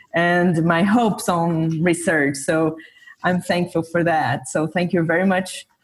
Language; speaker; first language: English; non-native, fluent; Portuguese